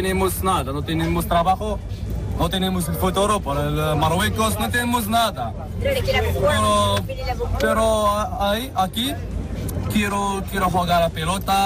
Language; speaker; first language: Spanish; non-native, learner; Arabic